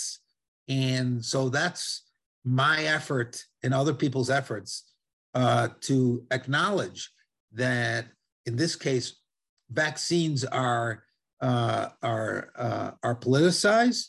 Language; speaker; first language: English; non-native, fluent; Italian